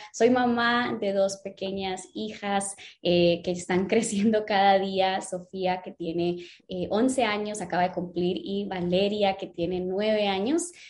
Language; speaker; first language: Spanish; early bilingual, other home language; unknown